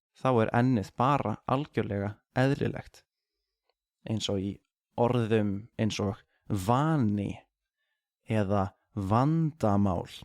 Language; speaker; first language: Icelandic; native; Icelandic